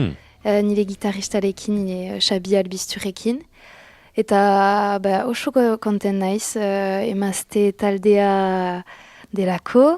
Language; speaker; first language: Basque; non-native, local second language; French